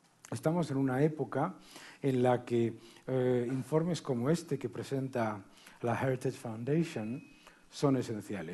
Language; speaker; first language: Spanish; native; Spanish